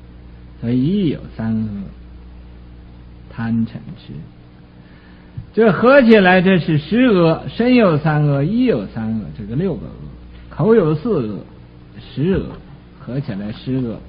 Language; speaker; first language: Chinese; native; Chinese